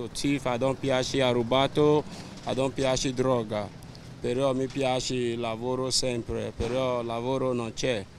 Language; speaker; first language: Italian; non-native, learner; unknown